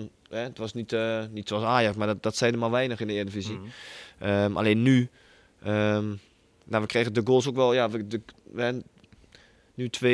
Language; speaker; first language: Dutch; native; Dutch